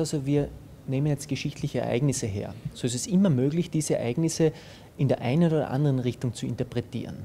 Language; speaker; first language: German; native; German